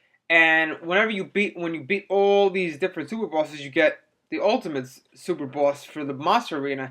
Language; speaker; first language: English; native; English